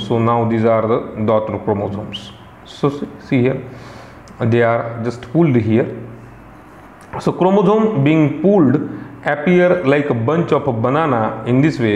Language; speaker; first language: English; non-native, local second language; Marathi